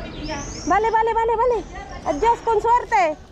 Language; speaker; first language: Spanish; non-native, learner; Filipino